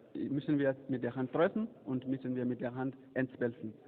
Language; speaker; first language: German; non-native, fluent; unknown